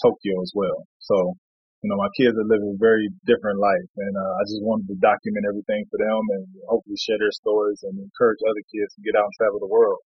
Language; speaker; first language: English; native; English